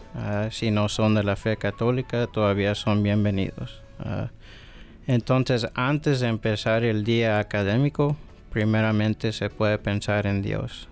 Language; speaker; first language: Spanish; early bilingual, heritage; Spanish